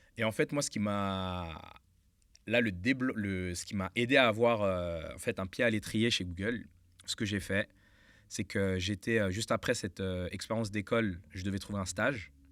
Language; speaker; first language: French; native; French